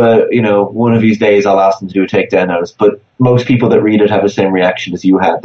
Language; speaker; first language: English; native; English